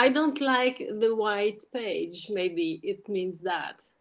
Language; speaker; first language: English; non-native, learner; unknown